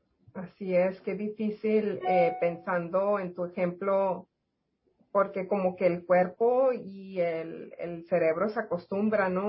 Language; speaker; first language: Spanish; native; Spanish